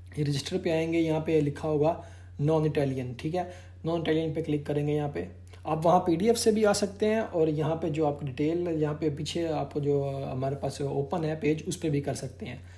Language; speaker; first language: Urdu; non-native, local second language; Punjabi